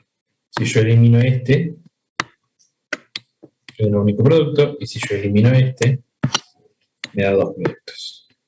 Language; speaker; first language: Spanish; native; Spanish